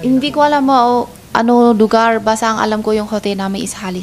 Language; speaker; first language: Filipino; non-native, learner; Chinese